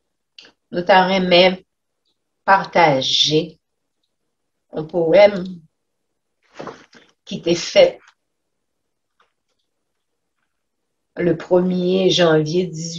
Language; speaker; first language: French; non-native, local second language; Haitian Creole